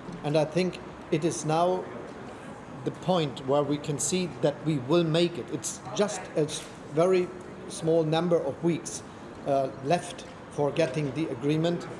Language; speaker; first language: English; non-native, fluent; German